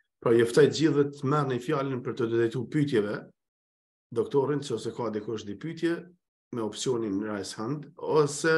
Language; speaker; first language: Albanian; native; Albanian